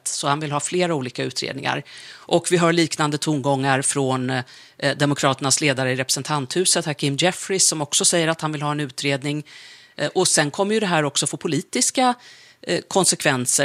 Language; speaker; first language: Swedish; native; Swedish